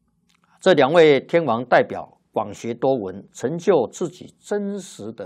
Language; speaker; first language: Chinese; native; Chinese